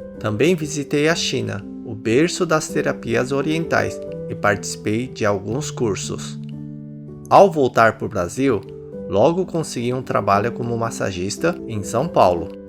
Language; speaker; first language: Portuguese; early bilingual, other home language; Japanese